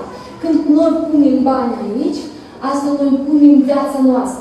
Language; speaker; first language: Romanian; non-native, learner; Russian